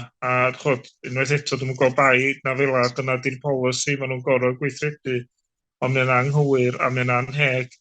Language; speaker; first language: Welsh; native; Welsh